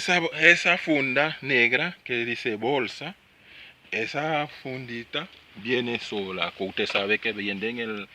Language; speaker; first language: Spanish; non-native, learner; Haitian Creole